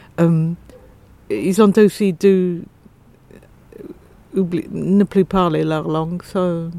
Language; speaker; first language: French; non-native, fluent; English